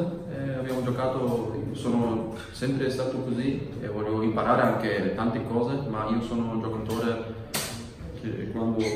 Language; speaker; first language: Italian; non-native, learner; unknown